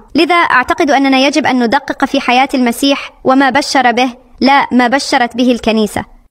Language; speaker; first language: Arabic; non-native, fluent; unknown